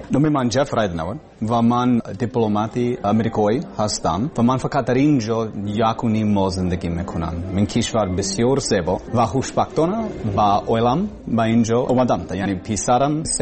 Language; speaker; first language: Persian; non-native, learner; English